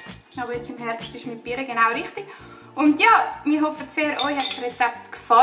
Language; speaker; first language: German; native; German